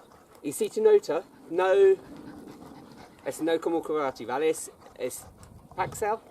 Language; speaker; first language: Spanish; non-native, learner; English